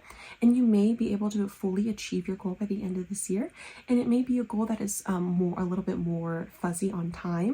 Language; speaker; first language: English; native; English